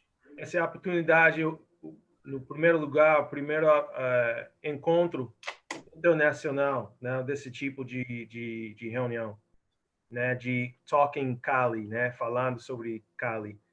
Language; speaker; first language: Portuguese; non-native, fluent; English